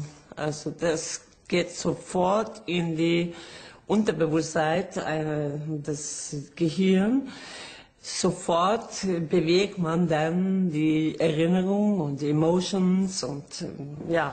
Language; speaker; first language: German; non-native, fluent; Norwegian